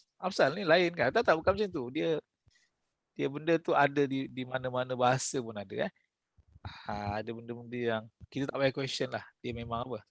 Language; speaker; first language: Malay; native; Malay